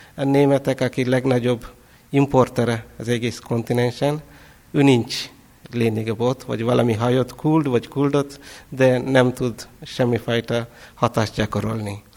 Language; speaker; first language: Hungarian; non-native, fluent; Kannada